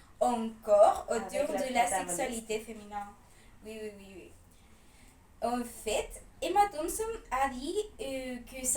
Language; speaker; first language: French; non-native, fluent; Spanish